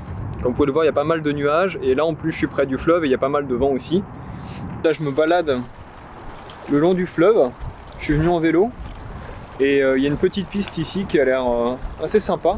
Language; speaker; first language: French; native; French